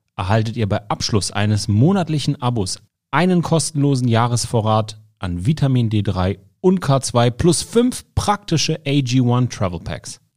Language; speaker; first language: German; native; German